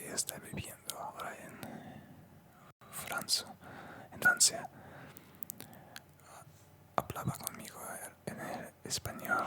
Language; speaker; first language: Spanish; non-native, learner; Russian